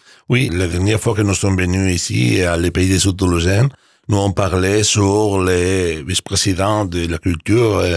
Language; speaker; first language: French; non-native, learner; Spanish